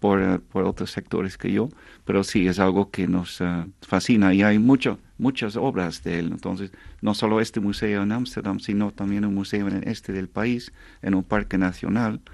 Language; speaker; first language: Spanish; non-native, fluent; Dutch